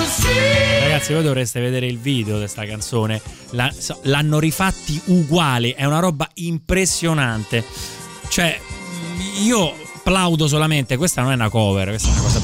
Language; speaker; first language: Italian; native; Italian